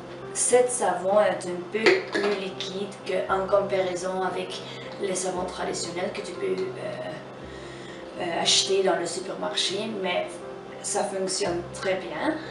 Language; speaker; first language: French; non-native, fluent; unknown